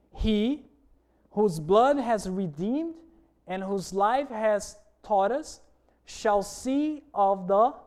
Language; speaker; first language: English; non-native, fluent; Portuguese